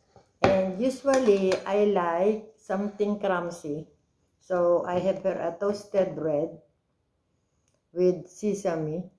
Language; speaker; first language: English; non-native, local second language; Filipino